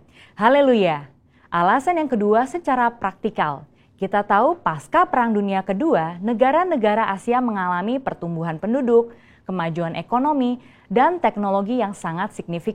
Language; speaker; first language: Indonesian; native; Indonesian